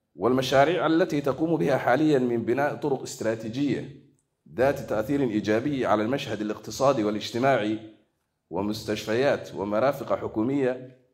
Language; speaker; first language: Arabic; non-native, local second language; Somali